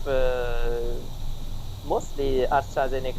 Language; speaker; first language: English; non-native, learner; Vietnamese